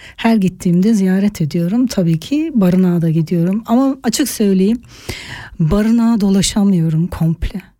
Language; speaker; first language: Turkish; native; Turkish